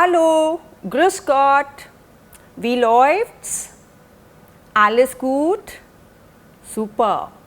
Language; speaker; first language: German; non-native, fluent; Hindi